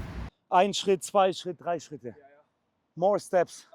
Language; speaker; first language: German; native; German